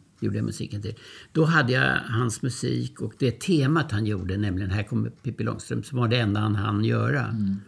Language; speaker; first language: Swedish; early bilingual, other home language; German